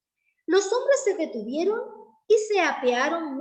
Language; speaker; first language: Spanish; native; Spanish